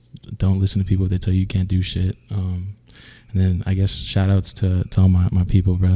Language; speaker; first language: English; native; English